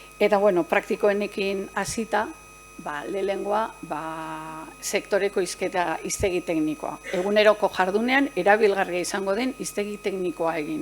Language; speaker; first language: Basque; native; Basque